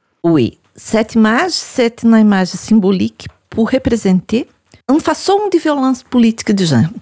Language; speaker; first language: French; non-native, learner; Portuguese